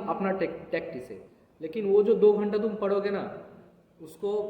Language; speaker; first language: Hindi; non-native, local second language; Bangla